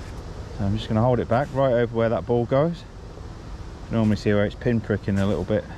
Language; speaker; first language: English; native; English